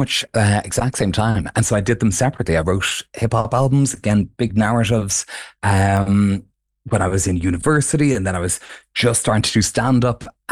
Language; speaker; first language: English; native; English